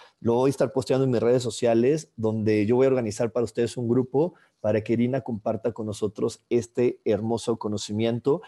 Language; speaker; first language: Spanish; native; Spanish